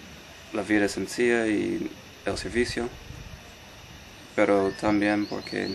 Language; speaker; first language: Spanish; non-native, fluent; English